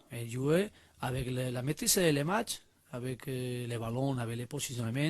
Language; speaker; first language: French; non-native, learner; Spanish